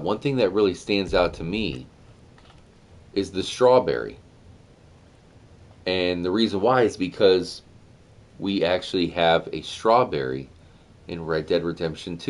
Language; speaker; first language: English; native; English